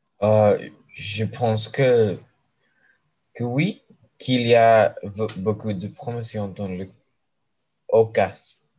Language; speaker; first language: French; non-native, learner; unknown